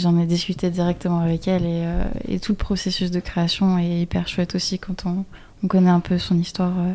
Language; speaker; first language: French; native; French